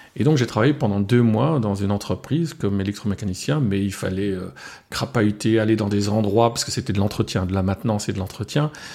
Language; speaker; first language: French; non-native, local second language; Swiss German